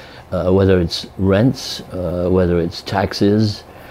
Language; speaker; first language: English; native; English